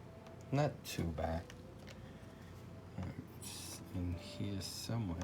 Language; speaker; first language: English; native; English